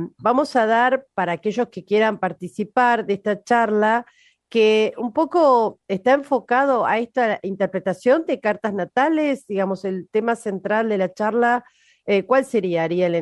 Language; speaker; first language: Spanish; native; Spanish